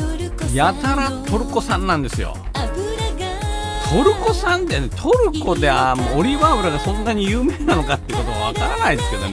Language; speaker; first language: Japanese; native; Japanese